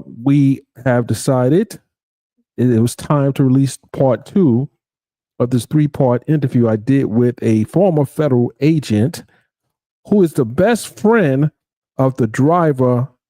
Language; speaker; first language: English; native; English